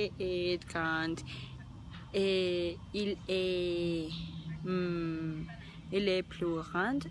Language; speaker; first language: French; non-native, learner; Spanish